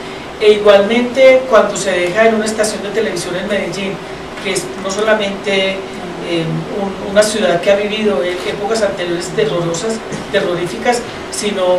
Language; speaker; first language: Spanish; native; Spanish